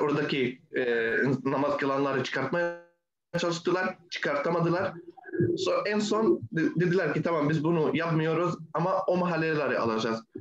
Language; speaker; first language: Turkish; non-native, fluent; Arabic